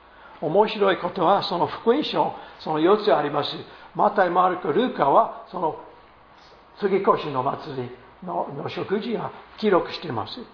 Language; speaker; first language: Japanese; non-native, fluent; English